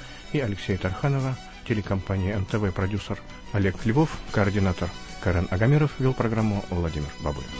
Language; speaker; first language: Russian; native; Russian